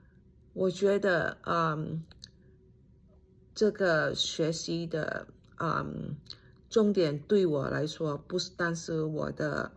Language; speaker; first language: Chinese; non-native, fluent; English